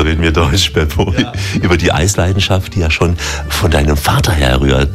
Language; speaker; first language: German; native; German